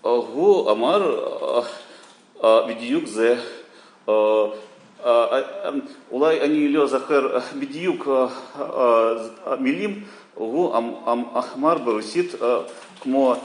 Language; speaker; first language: Hebrew; non-native, learner; Russian